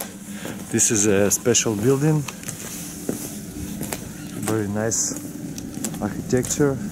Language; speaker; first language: English; non-native, learner; Russian